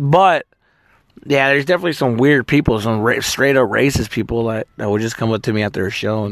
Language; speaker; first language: English; early bilingual, other home language; Spanish